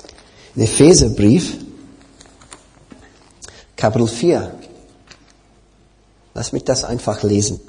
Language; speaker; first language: German; non-native, fluent; English